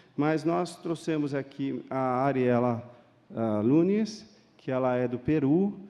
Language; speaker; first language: Portuguese; native; Portuguese